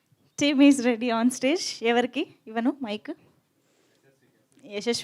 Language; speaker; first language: Telugu; native; Telugu